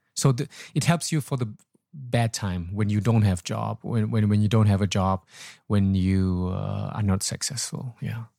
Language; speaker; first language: English; non-native, fluent; German